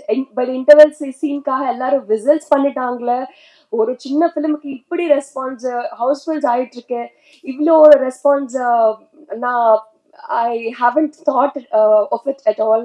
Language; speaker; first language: Tamil; non-native, learner; Telugu